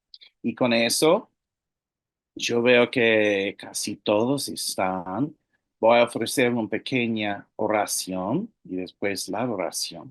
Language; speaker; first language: Spanish; non-native, fluent; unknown